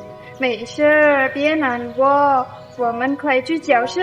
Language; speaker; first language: Chinese; non-native, learner; Indonesian